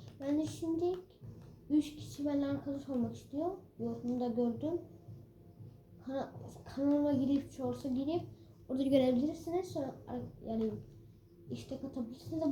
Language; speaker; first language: Turkish; early bilingual, heritage; Turkish